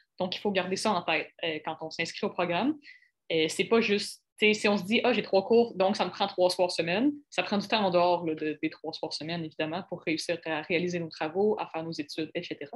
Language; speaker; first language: French; native; French